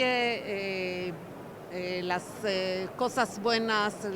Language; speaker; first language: Spanish; non-native, fluent; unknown